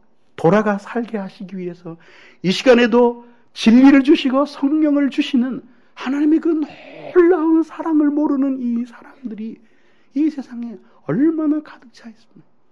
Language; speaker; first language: Korean; native; Korean